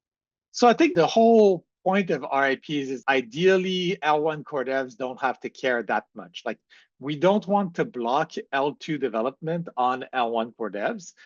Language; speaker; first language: English; native; English